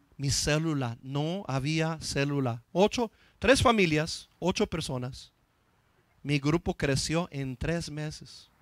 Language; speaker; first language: Spanish; non-native, fluent; English